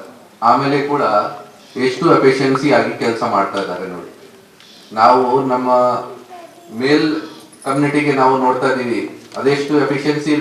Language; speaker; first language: Kannada; non-native, local second language; Hindi